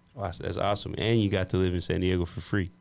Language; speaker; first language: English; native; English